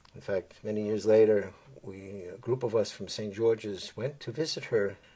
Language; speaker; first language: English; native; English